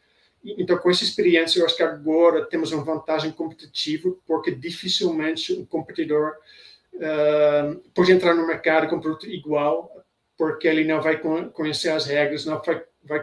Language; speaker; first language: Portuguese; non-native, fluent; Dutch